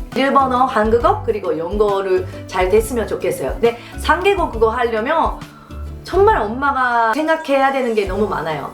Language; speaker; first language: Korean; non-native, fluent; Japanese